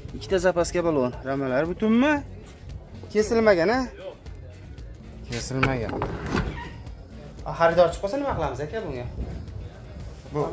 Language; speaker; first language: Turkish; non-native, learner; Uzbek